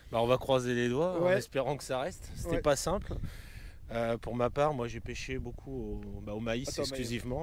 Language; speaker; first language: French; native; French